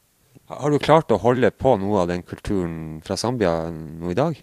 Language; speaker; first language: Norwegian; native; Norwegian